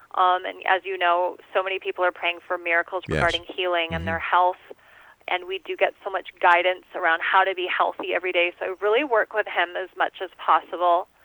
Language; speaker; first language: English; native; English